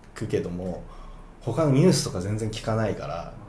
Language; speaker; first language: Japanese; native; Japanese